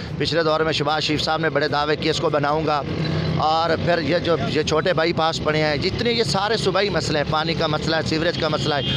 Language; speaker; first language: Urdu; non-native, local second language; Saraiki